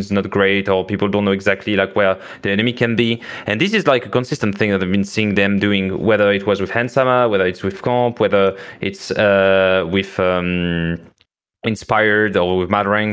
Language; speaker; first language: English; non-native, fluent; French